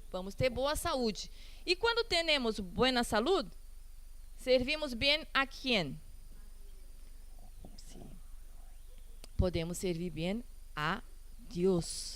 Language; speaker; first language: Portuguese; non-native, learner; Spanish